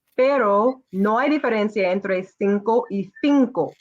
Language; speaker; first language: Spanish; non-native, fluent; English